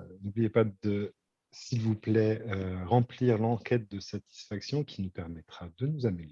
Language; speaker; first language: French; native; French